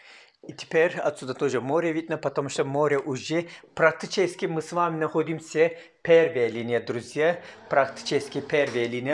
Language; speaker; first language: Russian; non-native, learner; Turkish